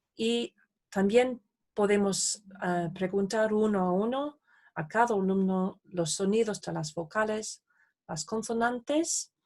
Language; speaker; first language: Spanish; non-native, fluent; English